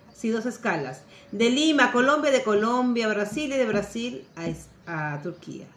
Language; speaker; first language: Spanish; native; Spanish